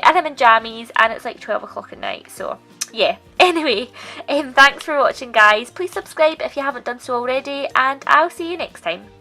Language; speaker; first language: English; native; English